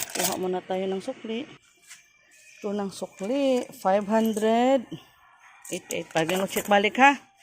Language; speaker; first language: Filipino; non-native, local second language; Cebuano